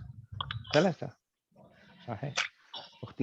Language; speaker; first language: Arabic; non-native, fluent; Malay